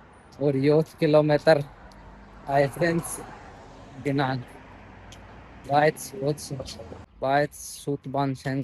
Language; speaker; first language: Armenian; non-native, learner; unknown